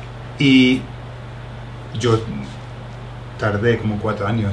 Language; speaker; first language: Spanish; non-native, fluent; English